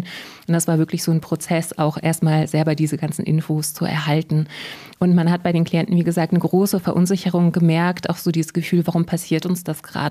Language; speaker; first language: German; native; German